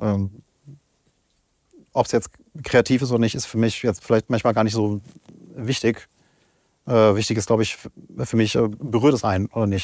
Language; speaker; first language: German; native; German